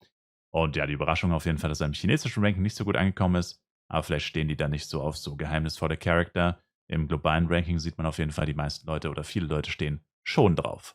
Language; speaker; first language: German; native; German